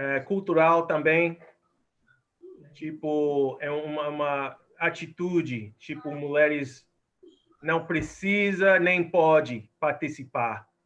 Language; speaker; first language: Portuguese; non-native, fluent; English